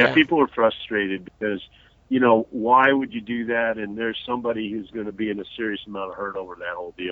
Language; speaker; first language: English; native; English